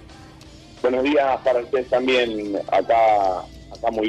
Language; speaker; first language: Spanish; native; Spanish